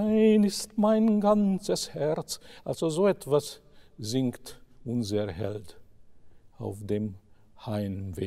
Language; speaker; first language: German; non-native, fluent; Hungarian